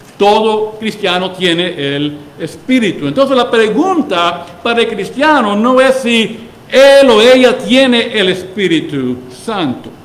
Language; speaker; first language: Spanish; early bilingual, heritage; Spanish